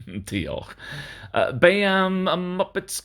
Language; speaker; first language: Welsh; non-native, learner; English